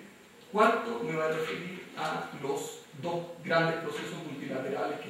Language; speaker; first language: Spanish; native; Spanish